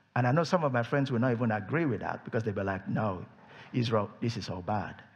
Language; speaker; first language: English; non-native, local second language; Yoruba